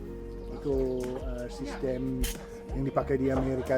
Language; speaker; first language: Indonesian; non-native, fluent; Dutch